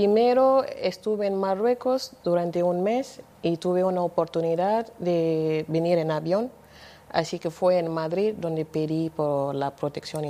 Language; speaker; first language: Spanish; non-native, fluent; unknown